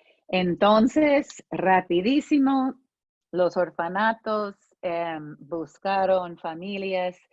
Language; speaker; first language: Spanish; non-native, fluent; English